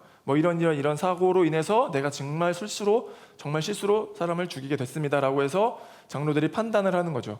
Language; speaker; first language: Korean; native; Korean